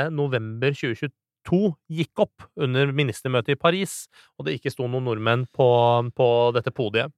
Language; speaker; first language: Norwegian; early bilingual, other home language; Persian